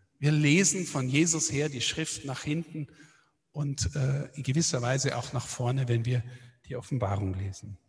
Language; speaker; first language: German; native; German